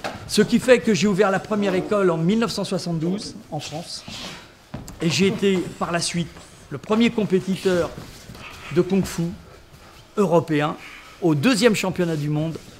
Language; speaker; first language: French; native; French